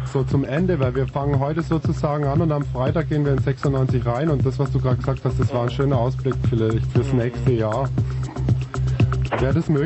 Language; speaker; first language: German; native; German